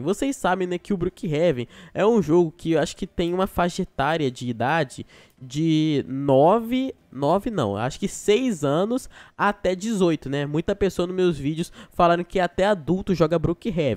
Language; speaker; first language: Portuguese; native; Portuguese